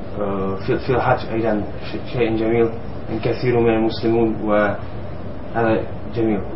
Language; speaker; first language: Arabic; non-native, learner; Czech